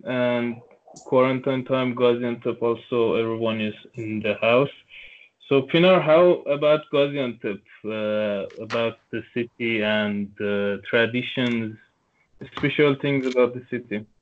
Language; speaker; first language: English; non-native, local second language; Turkish